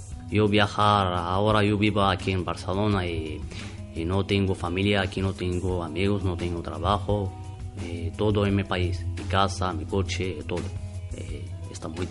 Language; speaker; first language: Spanish; non-native, learner; Arabic